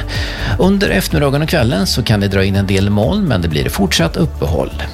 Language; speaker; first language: Swedish; native; Swedish